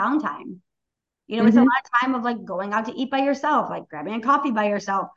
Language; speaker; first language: English; native; English